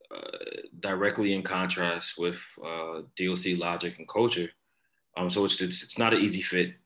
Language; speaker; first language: English; native; English